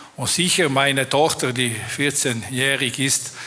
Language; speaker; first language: German; non-native, fluent; French